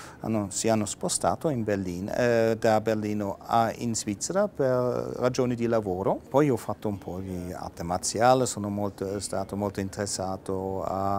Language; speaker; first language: Italian; non-native, fluent; German